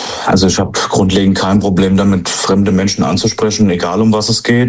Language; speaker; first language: German; native; German